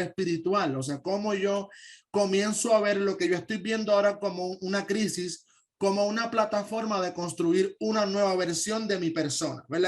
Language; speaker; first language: Spanish; native; Spanish